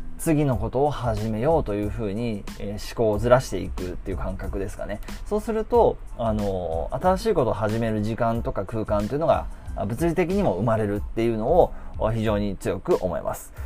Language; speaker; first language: Japanese; native; Japanese